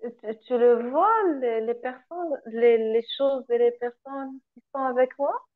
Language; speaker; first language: French; non-native, learner; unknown